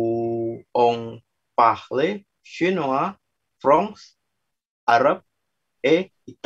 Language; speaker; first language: French; non-native, learner; Indonesian